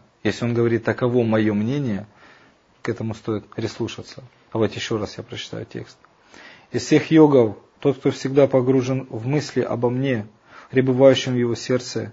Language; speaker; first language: Russian; native; Russian